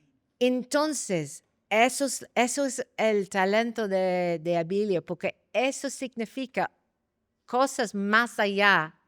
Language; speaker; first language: Spanish; non-native, fluent; English